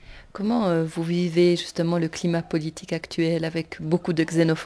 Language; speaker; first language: French; native; French